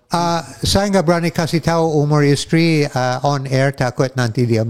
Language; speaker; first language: Indonesian; non-native, fluent; English